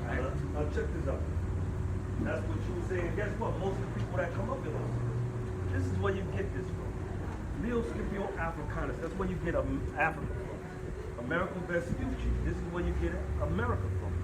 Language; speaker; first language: English; native; English